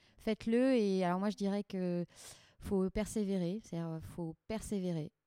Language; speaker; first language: French; native; French